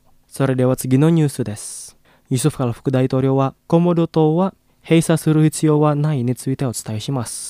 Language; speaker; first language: Japanese; non-native, fluent; Indonesian